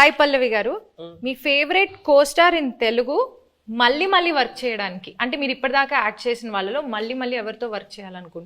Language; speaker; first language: Telugu; native; Telugu